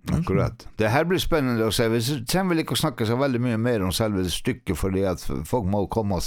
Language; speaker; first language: Norwegian; native; Norwegian